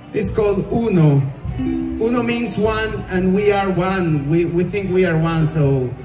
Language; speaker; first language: English; non-native, fluent; Spanish